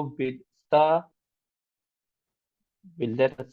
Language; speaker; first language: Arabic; non-native, learner; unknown